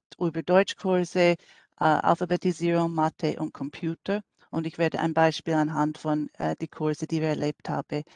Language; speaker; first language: German; non-native, fluent; English